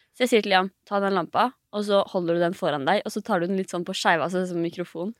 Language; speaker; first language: Norwegian; native; Norwegian